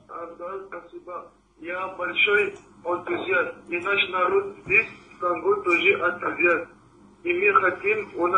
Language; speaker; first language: Russian; non-native, learner; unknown